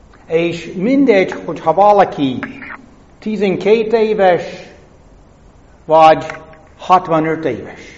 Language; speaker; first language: Hungarian; non-native, fluent; English